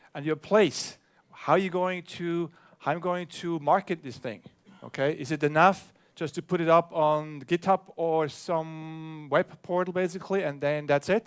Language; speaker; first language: English; non-native, fluent; German